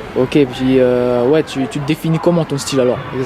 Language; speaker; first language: French; native; French